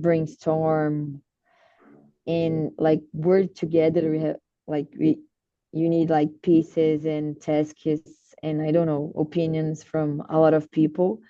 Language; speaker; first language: English; non-native, learner; Portuguese